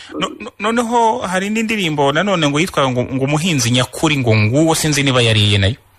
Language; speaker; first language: Kinyarwanda; native; Kinyarwanda